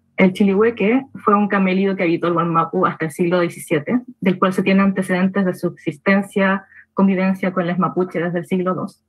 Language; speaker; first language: Spanish; native; Spanish